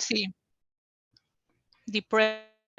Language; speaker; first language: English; non-native, learner; Spanish